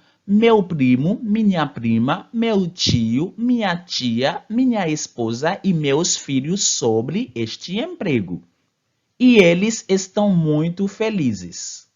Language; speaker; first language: Portuguese; non-native, fluent; Haitian Creole